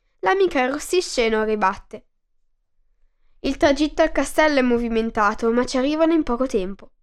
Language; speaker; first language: Italian; native; Italian